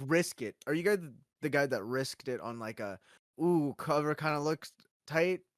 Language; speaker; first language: English; native; English